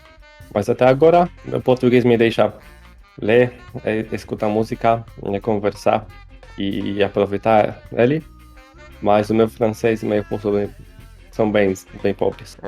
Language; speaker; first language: Portuguese; non-native, fluent; Polish